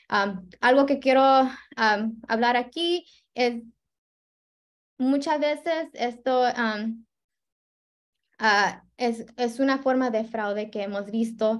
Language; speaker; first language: Spanish; early bilingual, heritage; Spanish